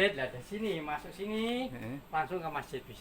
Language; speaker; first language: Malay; non-native, local second language; Javanese